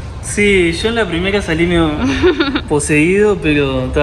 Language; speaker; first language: Spanish; native; Spanish